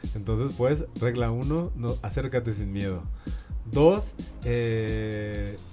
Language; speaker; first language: Spanish; native; Spanish